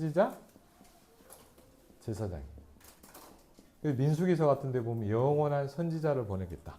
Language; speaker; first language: Korean; native; Korean